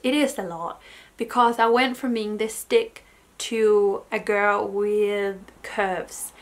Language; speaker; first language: English; non-native, fluent; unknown